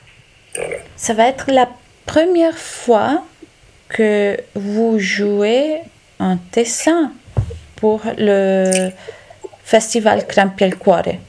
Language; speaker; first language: French; non-native, local second language; Italian